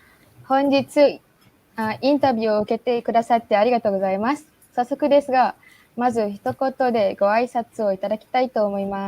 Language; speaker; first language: Japanese; non-native, learner; Malay